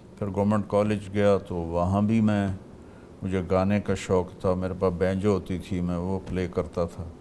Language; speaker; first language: Urdu; non-native, local second language; Punjabi